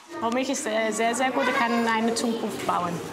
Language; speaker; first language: German; non-native, learner; Greek